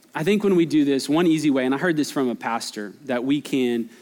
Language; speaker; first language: English; native; English